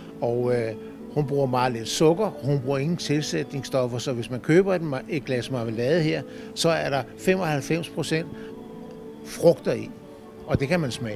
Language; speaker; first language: Danish; native; Danish